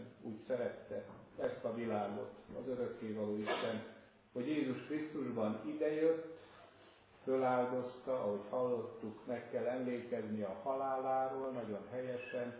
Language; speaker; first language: Hungarian; native; Hungarian